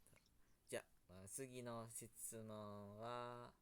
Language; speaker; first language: Japanese; non-native, learner; Indonesian